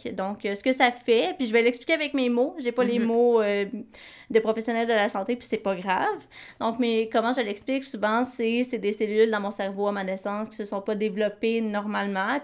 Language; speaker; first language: French; native; French